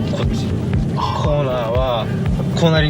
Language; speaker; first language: Japanese; native; Japanese